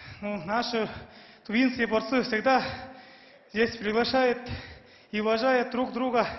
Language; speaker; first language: Russian; non-native, local second language; Tuvinian